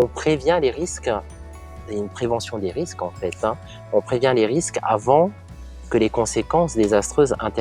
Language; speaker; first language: French; native; French